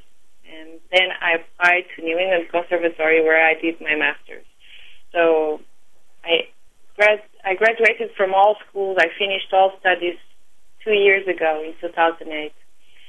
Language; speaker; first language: English; non-native, fluent; Portuguese